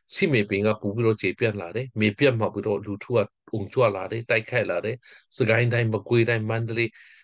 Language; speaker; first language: Burmese; non-native, local second language; Hakha Chin